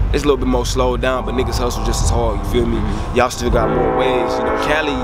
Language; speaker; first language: English; native; English